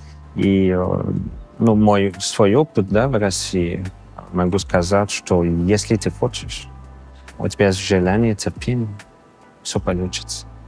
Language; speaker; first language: Russian; non-native, fluent; English